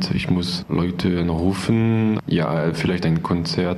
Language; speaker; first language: German; non-native, fluent; French